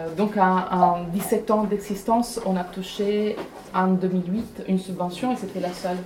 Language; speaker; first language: French; non-native, fluent; Italian